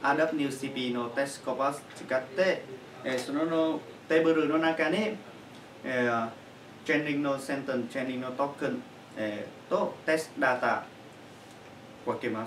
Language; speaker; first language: Japanese; non-native, learner; Chinese